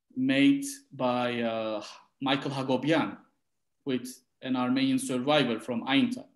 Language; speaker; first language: English; non-native, fluent; Turkish